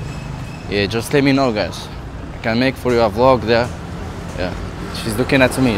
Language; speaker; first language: English; non-native, learner; Arabic